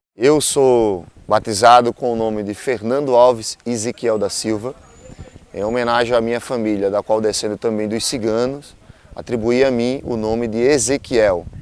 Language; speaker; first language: Portuguese; native; Portuguese